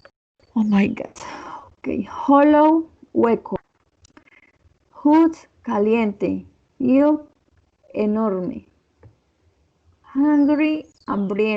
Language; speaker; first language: English; non-native, learner; Spanish